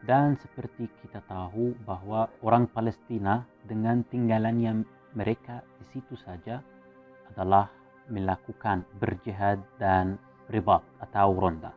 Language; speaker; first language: Indonesian; non-native, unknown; Arabic